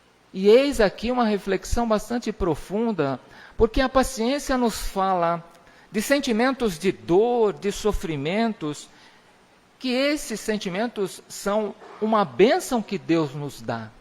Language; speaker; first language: Portuguese; native; Portuguese